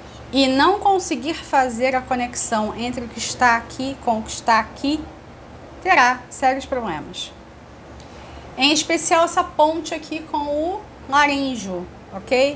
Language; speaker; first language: Portuguese; native; Portuguese